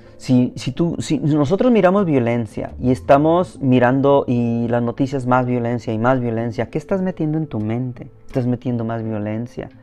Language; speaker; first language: Spanish; native; Spanish